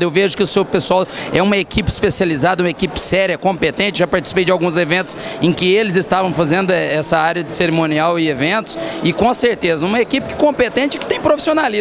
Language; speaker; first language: Portuguese; native; Portuguese